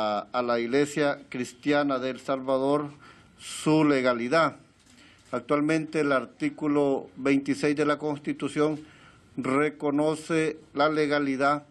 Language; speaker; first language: Spanish; native; Spanish